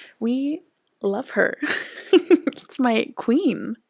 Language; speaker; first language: English; native; English